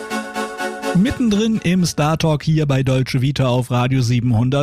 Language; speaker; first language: German; native; German